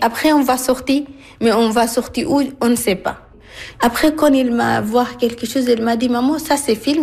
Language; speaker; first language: French; non-native, learner; Arabic